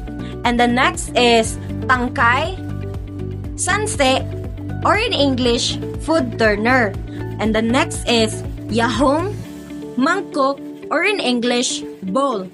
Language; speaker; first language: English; non-native, local second language; Cebuano